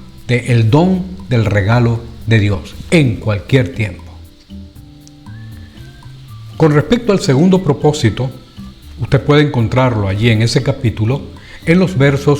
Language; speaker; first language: Spanish; native; Spanish